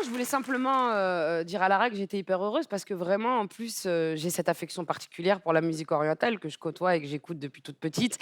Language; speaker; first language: French; native; French